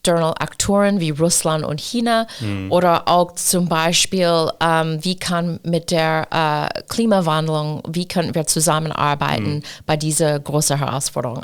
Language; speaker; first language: German; non-native, fluent; English